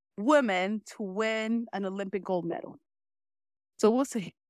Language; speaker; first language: English; early bilingual, other home language; Spanish